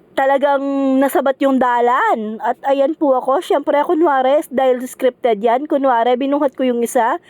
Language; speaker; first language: Filipino; non-native, local second language; Pampanga